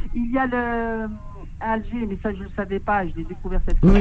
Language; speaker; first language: French; non-native, local second language; Arabic